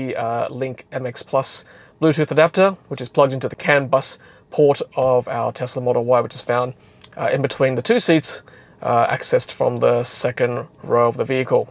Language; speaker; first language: English; native; English